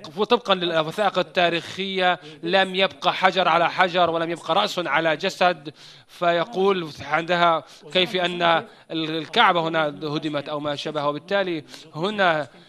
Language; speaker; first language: Arabic; non-native, fluent; Turkish